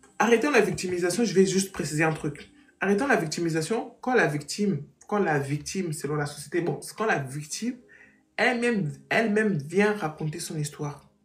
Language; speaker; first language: French; non-native, fluent; Portuguese